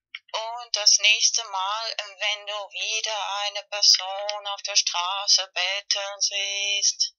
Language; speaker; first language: German; non-native, learner; Spanish